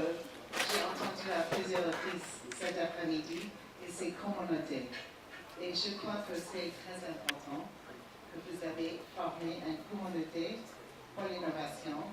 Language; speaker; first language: French; non-native, fluent; English